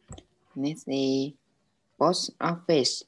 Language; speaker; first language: English; non-native, learner; Vietnamese